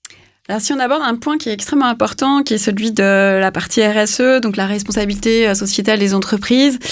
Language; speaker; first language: French; native; French